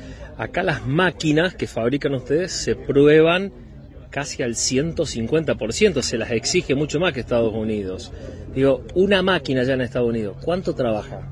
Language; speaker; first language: Spanish; native; Spanish